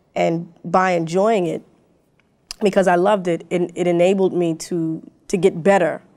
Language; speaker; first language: English; native; English